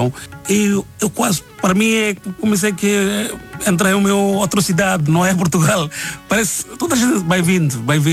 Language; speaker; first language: Portuguese; non-native, learner; Bangla